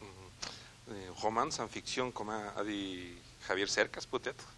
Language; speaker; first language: French; non-native, learner; Spanish